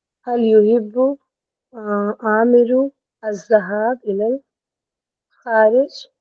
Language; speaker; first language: Arabic; non-native, learner; Hindi